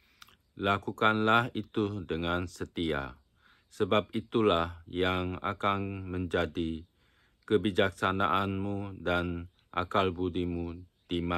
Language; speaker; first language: Indonesian; non-native, fluent; Japanese